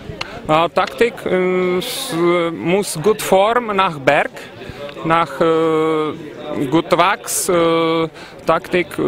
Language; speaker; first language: German; non-native, learner; Czech